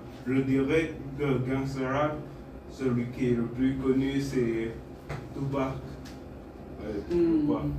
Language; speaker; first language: French; non-native, fluent; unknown